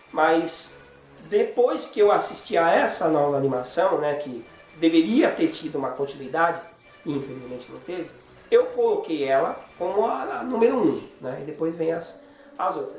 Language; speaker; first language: Portuguese; native; Portuguese